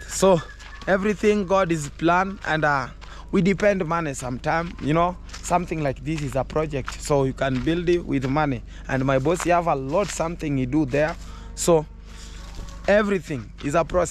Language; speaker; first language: English; non-native, learner; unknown